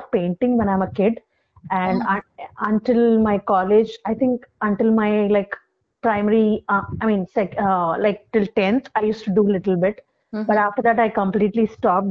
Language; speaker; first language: English; non-native, local second language; Telugu